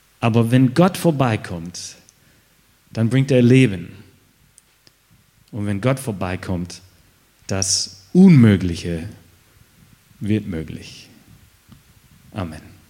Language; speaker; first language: German; non-native, fluent; English